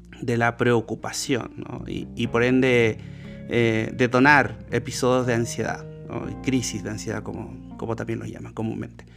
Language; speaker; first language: Spanish; native; Spanish